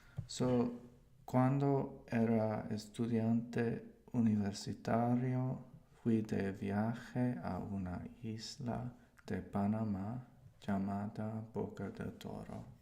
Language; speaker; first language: Spanish; non-native, learner; English